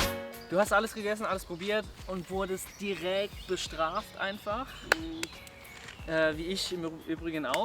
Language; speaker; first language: German; native; German